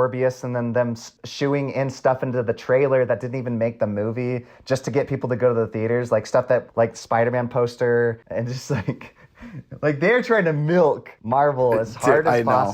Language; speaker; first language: English; native; English